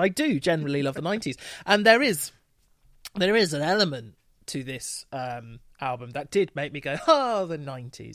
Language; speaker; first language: English; native; English